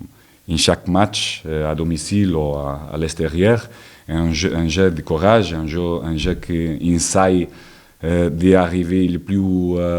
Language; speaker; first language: French; non-native, learner; Portuguese